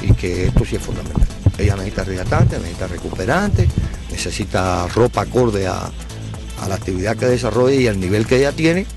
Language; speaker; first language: Spanish; native; Spanish